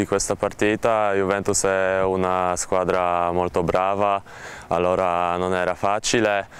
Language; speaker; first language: Italian; non-native, learner; Polish